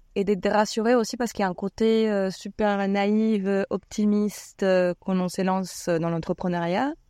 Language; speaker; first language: French; non-native, fluent; Spanish